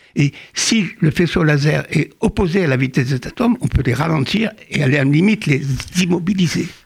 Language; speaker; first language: French; native; French